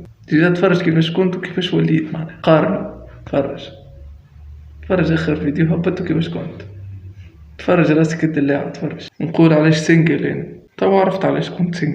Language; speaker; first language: Arabic; native; Arabic